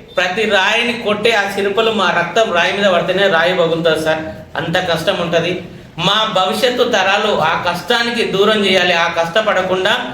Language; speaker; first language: Telugu; native; Telugu